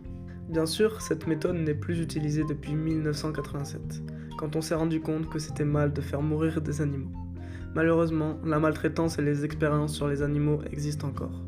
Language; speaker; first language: French; native; French